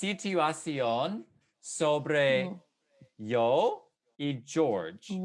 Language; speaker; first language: Spanish; non-native, fluent; English